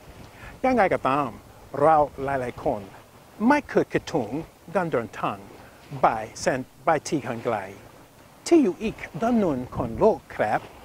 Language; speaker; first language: Thai; non-native, learner; English